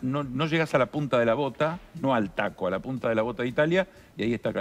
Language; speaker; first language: Spanish; native; Spanish